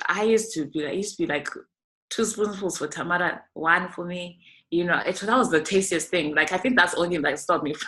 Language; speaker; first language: English; non-native, local second language; North Ndebele